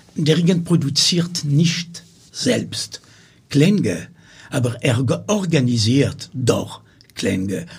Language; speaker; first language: German; non-native, learner; French